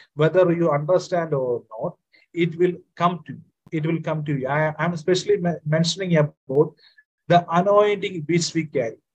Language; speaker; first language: English; non-native, local second language; Malayalam